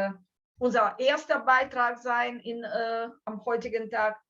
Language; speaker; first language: German; non-native, fluent; Ukrainian